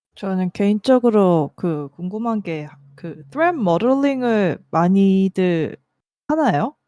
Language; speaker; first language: Korean; native; Korean